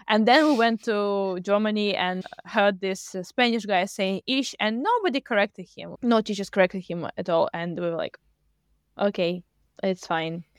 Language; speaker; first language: English; non-native, fluent; Russian